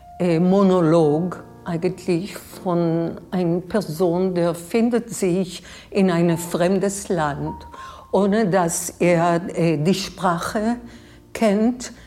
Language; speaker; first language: German; non-native, fluent; Hebrew